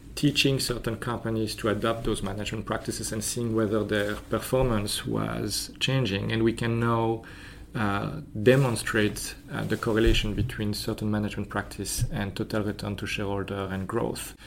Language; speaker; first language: English; non-native, fluent; French